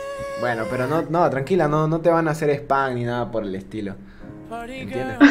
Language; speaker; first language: Spanish; native; Spanish